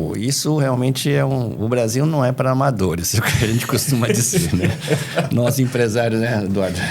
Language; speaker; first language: Portuguese; early bilingual, other home language; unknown